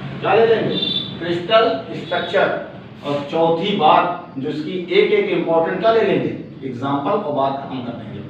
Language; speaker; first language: Hindi; native; Hindi